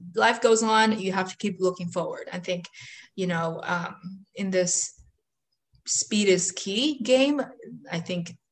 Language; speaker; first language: English; non-native, fluent; Chinese